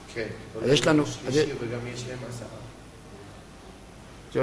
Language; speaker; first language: Hebrew; non-native, learner; English